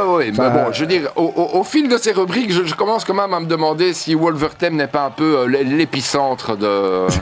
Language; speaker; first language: French; native; French